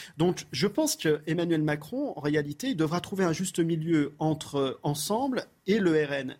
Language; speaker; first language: French; native; French